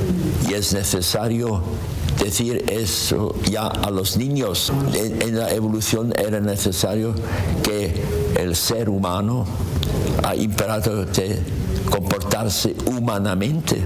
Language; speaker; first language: Spanish; non-native, learner; German